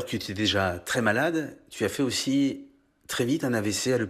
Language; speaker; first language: French; native; French